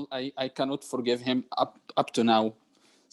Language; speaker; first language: English; non-native, learner; Arabic